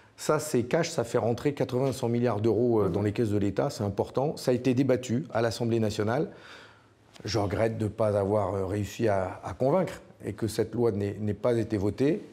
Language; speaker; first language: French; native; French